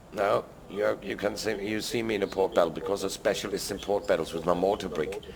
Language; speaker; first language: English; non-native, fluent; German